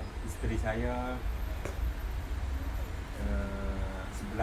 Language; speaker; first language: Malay; native; Malay